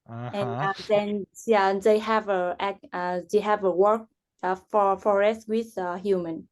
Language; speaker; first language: English; non-native, learner; Vietnamese